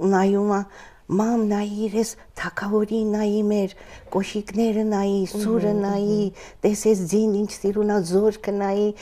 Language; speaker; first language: Armenian; early bilingual, heritage; Armenian